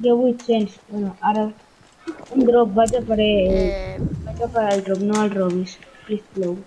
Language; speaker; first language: Catalan; non-native, local second language; Spanish